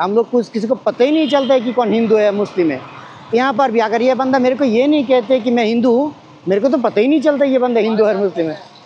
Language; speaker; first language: Hindi; non-native, learner; Bangla